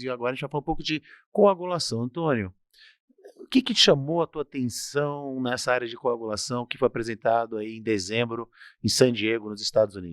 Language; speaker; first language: Portuguese; native; Portuguese